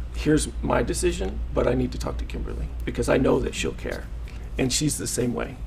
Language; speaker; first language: English; native; English